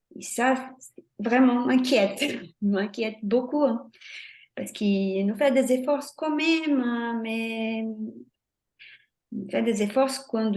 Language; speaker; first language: French; non-native, fluent; Portuguese